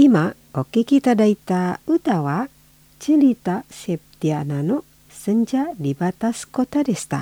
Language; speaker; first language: Japanese; non-native, fluent; Indonesian